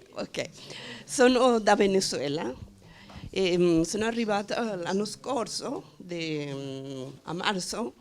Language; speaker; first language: Italian; non-native, learner; Spanish